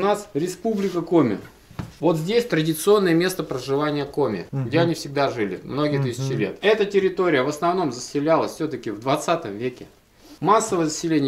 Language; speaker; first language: Russian; native; Russian